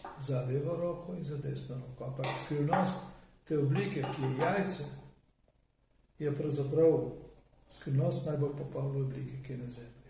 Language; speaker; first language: Slovenian; native; Slovenian